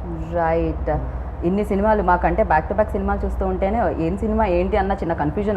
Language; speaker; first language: Telugu; native; Telugu